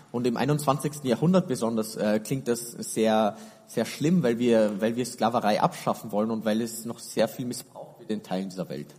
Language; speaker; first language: German; native; German